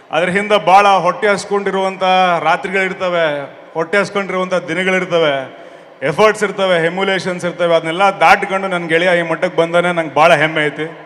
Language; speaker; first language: Kannada; native; Kannada